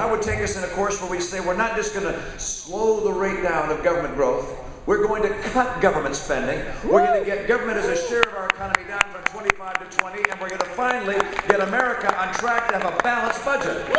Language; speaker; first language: English; native; English